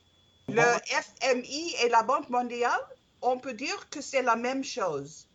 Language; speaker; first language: French; non-native, learner; English